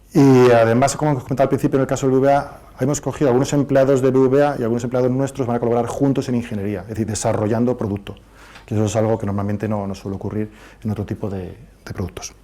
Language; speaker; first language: Spanish; native; Spanish